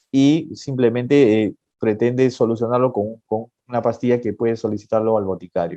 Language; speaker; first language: Spanish; native; Spanish